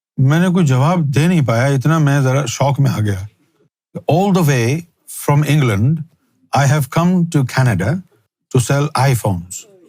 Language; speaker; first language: Urdu; native; Urdu